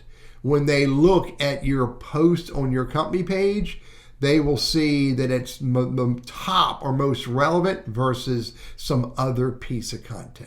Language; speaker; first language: English; native; English